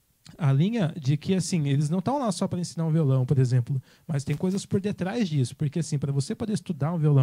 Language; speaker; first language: Portuguese; native; Portuguese